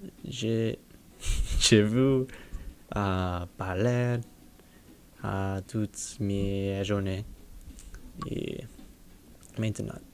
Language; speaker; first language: French; non-native, learner; English